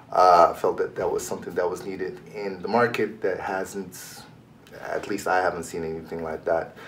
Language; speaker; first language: English; native; English